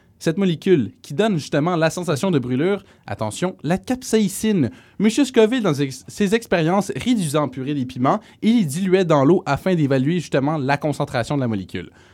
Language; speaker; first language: French; native; French